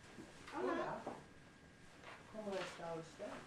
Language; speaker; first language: Spanish; non-native, learner; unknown